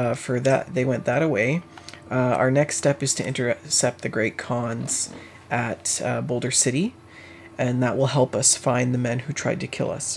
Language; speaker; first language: English; native; English